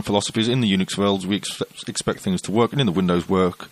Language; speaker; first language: English; native; English